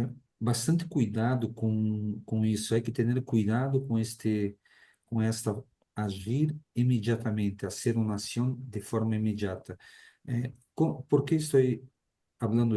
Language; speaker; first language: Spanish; non-native, learner; Portuguese